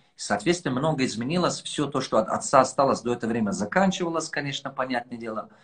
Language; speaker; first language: Russian; non-native, local second language; Tajik